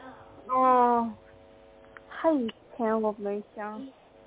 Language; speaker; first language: Chinese; non-native, learner; Korean